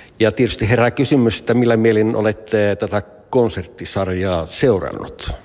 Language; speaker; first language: Finnish; early bilingual, heritage; Finnish